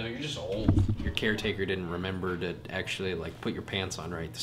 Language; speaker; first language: English; native; English